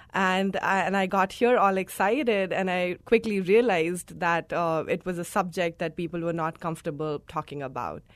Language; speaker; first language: English; non-native, local second language; Hindi